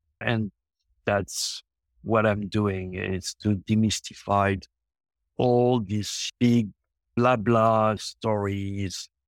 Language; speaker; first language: English; non-native, local second language; French